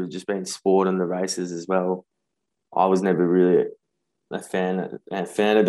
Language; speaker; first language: English; native; English